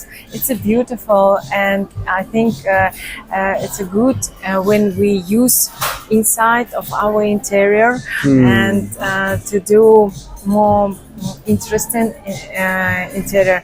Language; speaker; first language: English; non-native, learner; Russian